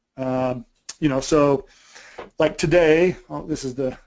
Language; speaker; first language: English; native; English